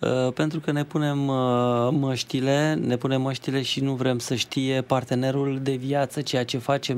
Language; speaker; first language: Romanian; native; Romanian